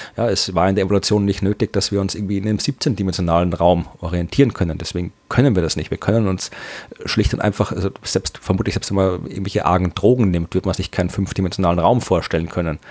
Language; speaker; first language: German; native; German